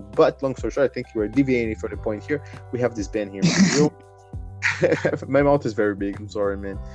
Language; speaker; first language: English; non-native, fluent; Portuguese